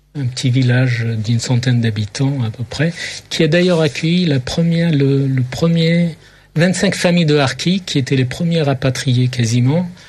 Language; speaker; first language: French; early bilingual, other home language; Arabic